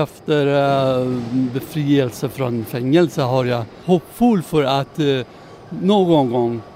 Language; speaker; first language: Swedish; non-native, learner; Persian